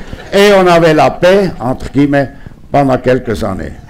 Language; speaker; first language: French; non-native, local second language; German